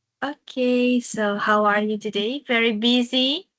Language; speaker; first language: English; non-native, fluent; Indonesian